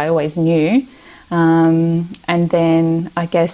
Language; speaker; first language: English; early bilingual, other home language; Romanian